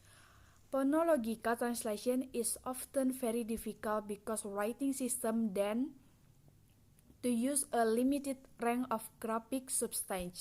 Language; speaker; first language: English; non-native, learner; Indonesian